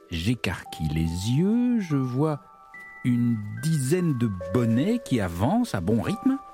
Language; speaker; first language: French; native; French